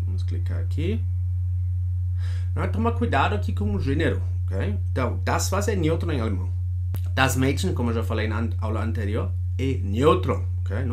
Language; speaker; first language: Portuguese; non-native, fluent; German